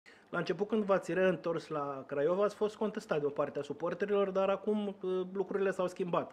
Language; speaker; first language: Romanian; native; Romanian